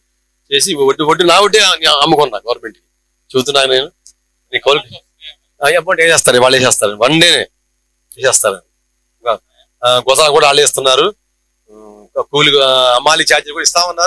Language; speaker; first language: Telugu; native; Telugu